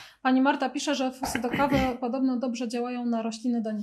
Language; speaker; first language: Polish; native; Polish